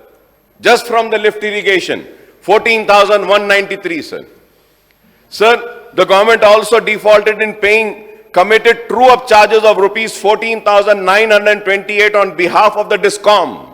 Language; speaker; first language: English; non-native, local second language; Urdu